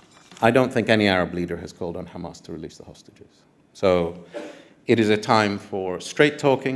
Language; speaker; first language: English; non-native, fluent; Arabic